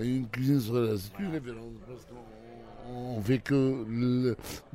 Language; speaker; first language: French; non-native, local second language; Arabic